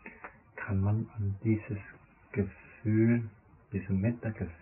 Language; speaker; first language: German; non-native, fluent; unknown